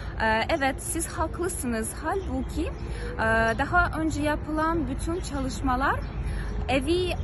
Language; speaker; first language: Turkish; non-native, fluent; Ukrainian